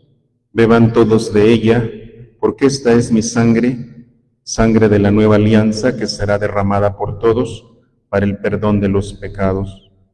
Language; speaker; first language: Spanish; native; Spanish